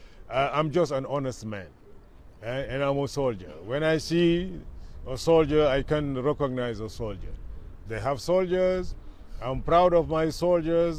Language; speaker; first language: English; non-native, fluent; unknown